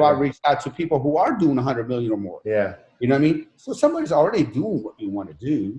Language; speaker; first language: English; non-native, fluent; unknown